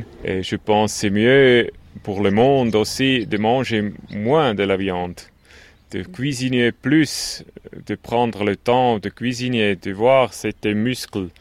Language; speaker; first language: French; non-native, local second language; German